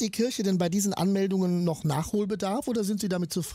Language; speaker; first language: German; native; German